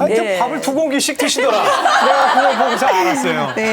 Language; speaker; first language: Korean; native; Korean